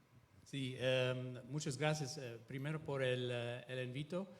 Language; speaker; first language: Spanish; non-native, fluent; Italian